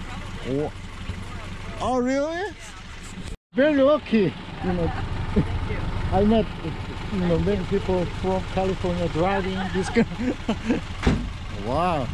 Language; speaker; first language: English; non-native, local second language; Korean